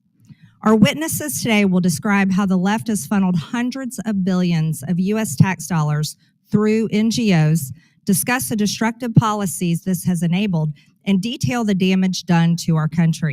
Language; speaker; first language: English; native; English